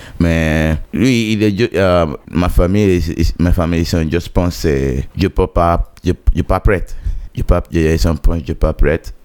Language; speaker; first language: French; non-native, learner; Yoruba